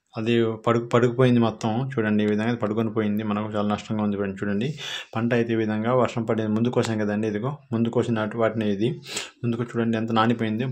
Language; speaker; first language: Telugu; non-native, local second language; Odia